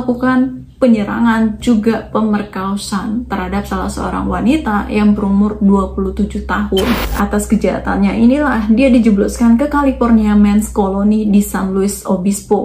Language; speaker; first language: Indonesian; native; Indonesian